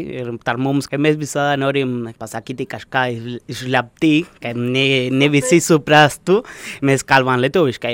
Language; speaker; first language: Lithuanian; non-native, learner; Spanish